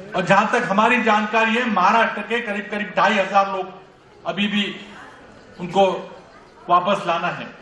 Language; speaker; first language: Hindi; non-native, local second language; Marathi